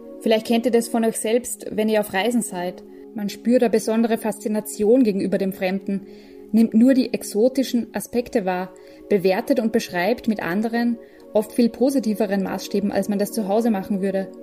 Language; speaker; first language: German; native; German